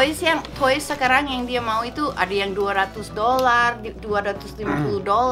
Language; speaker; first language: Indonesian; non-native, fluent; English